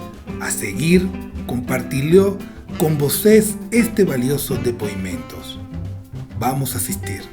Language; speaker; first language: Portuguese; non-native, fluent; Spanish